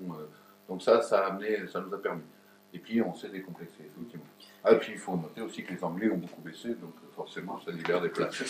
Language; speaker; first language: French; native; French